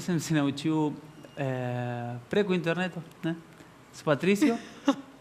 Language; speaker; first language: Slovenian; non-native, learner; Spanish